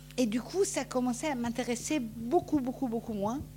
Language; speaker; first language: French; non-native, fluent; Persian